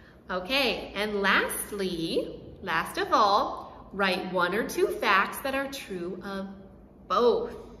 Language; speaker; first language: English; native; English